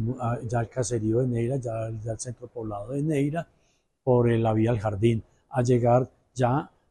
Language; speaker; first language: Spanish; native; Spanish